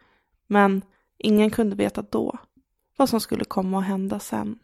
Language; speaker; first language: Swedish; native; Swedish